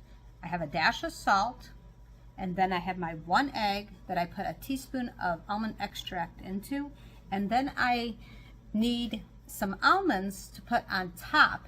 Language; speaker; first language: English; native; English